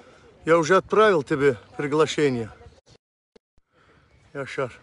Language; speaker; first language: Russian; non-native, local second language; Azerbaijani